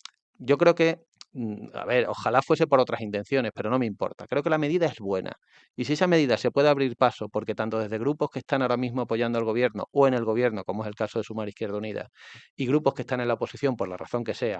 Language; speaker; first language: Spanish; native; Spanish